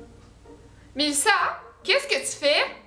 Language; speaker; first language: French; native; French